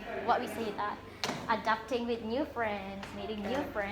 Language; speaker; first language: English; non-native, fluent; Indonesian